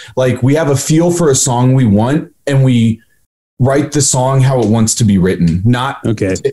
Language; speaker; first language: English; native; English